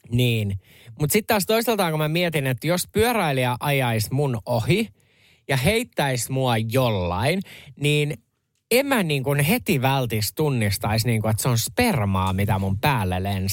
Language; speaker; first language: Finnish; native; Finnish